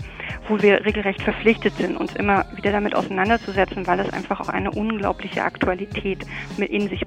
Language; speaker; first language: German; native; German